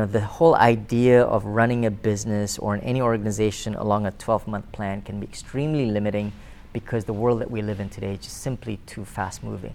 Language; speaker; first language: English; non-native, local second language; Malay